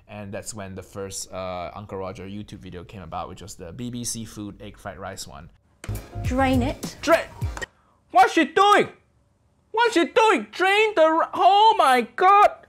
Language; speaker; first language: English; non-native, local second language; Chinese